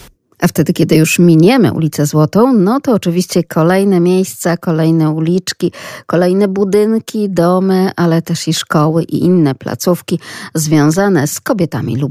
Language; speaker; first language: Polish; native; Polish